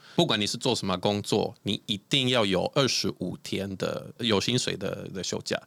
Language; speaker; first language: Chinese; non-native, fluent; Swedish